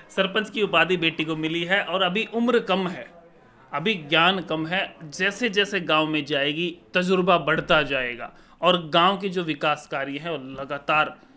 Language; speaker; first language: Hindi; native; Hindi